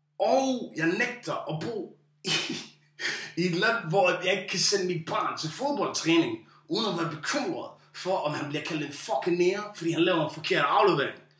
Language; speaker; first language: Danish; early bilingual, other home language; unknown